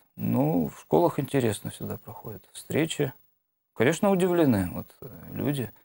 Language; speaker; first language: Russian; native; Russian